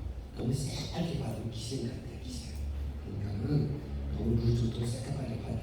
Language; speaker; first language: Korean; native; Korean